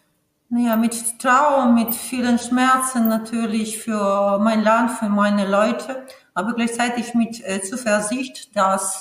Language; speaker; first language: German; non-native, fluent; Ukrainian